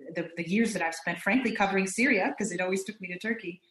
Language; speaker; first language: English; early bilingual, other home language; Turkish